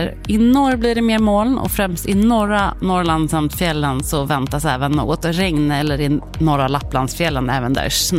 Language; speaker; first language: Swedish; native; Swedish